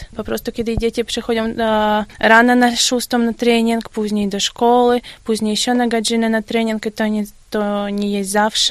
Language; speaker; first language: Polish; non-native, fluent; Russian